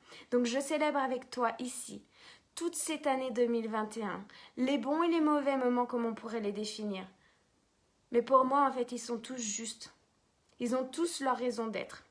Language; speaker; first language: French; native; French